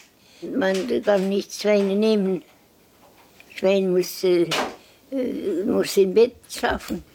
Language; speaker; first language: German; non-native, learner; Estonian